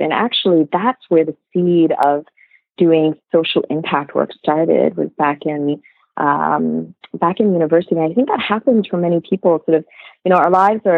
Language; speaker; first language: English; native; English